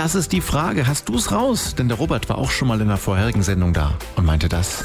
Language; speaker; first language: German; native; German